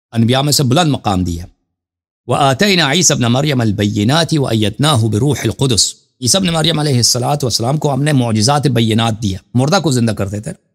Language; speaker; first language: Urdu; non-native, fluent; Persian